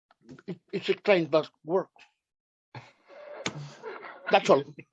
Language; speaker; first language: English; non-native, learner; Spanish